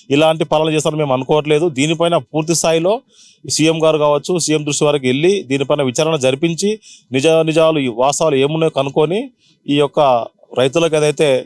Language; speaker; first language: Telugu; native; Telugu